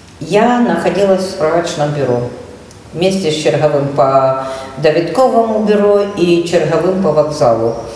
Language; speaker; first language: Russian; native; Russian